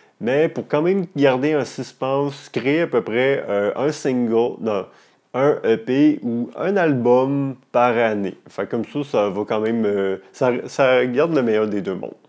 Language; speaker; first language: French; native; French